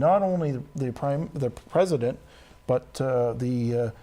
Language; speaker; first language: English; native; English